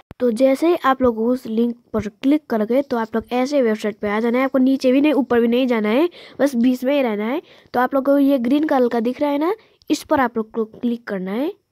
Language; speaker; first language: Hindi; native; Hindi